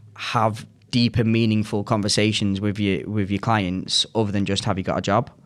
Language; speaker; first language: English; native; English